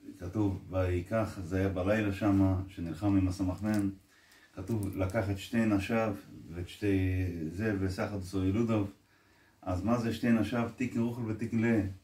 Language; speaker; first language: Hebrew; non-native, local second language; Yiddish